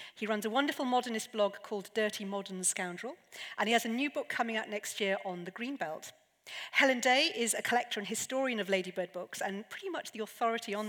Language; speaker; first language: English; native; English